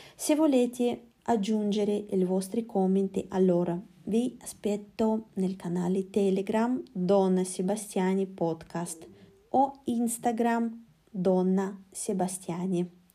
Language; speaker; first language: Italian; non-native, fluent; Russian